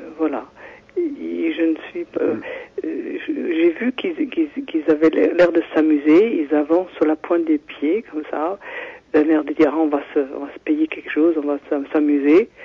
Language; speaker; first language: French; non-native, fluent; German